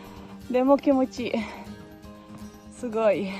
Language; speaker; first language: Japanese; non-native, learner; Filipino